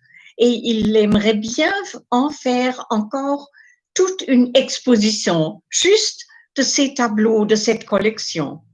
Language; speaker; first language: French; non-native, fluent; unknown